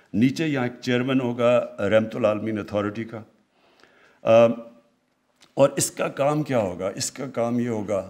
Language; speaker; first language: Urdu; native; Urdu